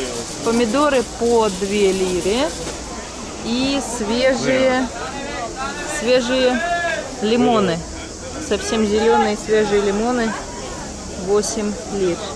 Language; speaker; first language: Russian; native; Russian